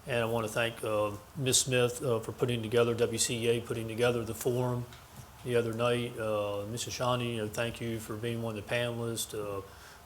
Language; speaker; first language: English; native; English